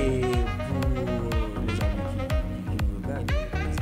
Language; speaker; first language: French; non-native, local second language; Haitian Creole